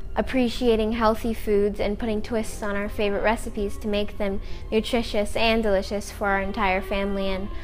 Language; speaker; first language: English; native; English